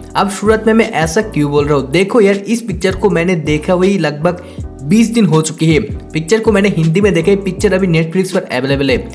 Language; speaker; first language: Hindi; non-native, local second language; Bangla